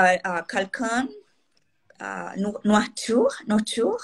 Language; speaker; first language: French; non-native, learner; Portuguese